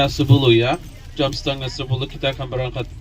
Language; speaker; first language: Indonesian; non-native, fluent; Turkish